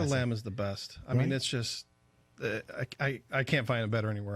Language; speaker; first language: English; native; English